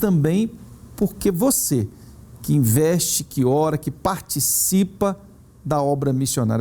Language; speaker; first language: Portuguese; native; Portuguese